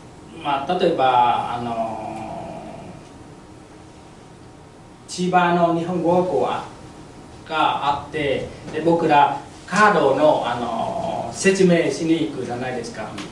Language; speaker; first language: Japanese; non-native, learner; Vietnamese